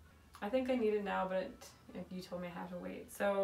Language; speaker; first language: English; native; English